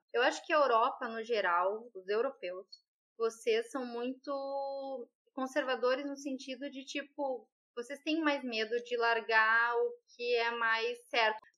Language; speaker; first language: Portuguese; native; Portuguese